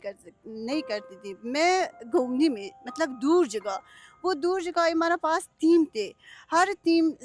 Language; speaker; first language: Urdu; non-native, learner; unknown